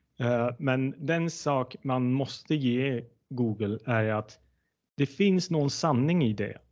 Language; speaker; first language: Swedish; non-native, fluent; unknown